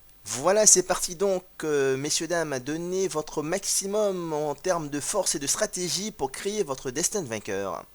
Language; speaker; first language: French; native; French